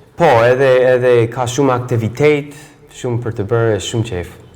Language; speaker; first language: Albanian; non-native, fluent; English